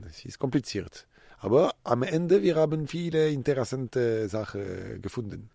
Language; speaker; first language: German; non-native, local second language; French